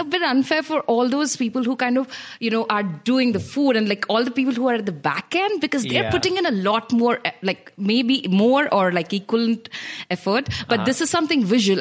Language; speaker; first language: English; non-native, local second language; Telugu